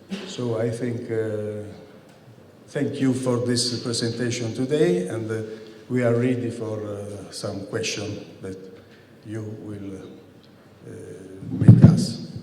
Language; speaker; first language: English; non-native, fluent; Italian